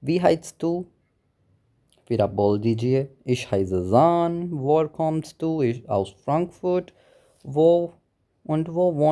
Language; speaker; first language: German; non-native, learner; Hindi